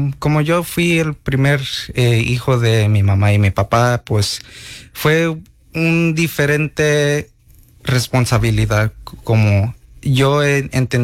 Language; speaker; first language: Spanish; early bilingual, heritage; Spanish